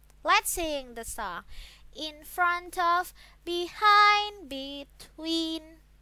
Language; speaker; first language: English; non-native, fluent; Indonesian